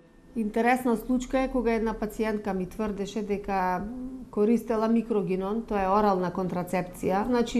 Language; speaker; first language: Macedonian; native; Macedonian